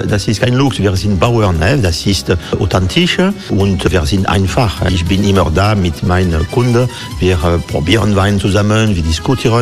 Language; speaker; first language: German; non-native, fluent; French